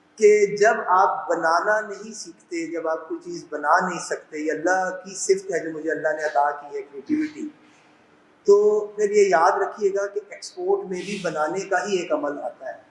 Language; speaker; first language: Urdu; non-native, local second language; Punjabi